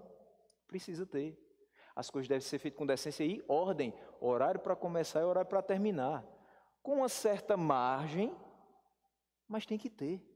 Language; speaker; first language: Portuguese; native; Portuguese